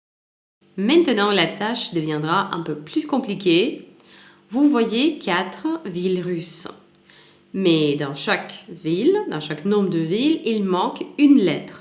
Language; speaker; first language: French; non-native, fluent; Russian